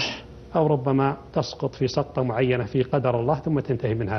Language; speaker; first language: Arabic; native; Arabic